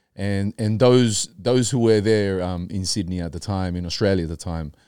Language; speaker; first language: English; early bilingual, other home language; Spanish